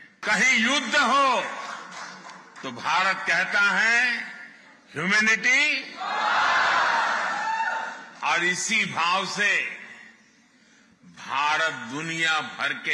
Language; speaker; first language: Hindi; non-native, local second language; Gujarati